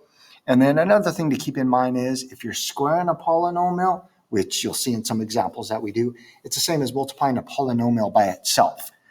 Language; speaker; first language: English; native; English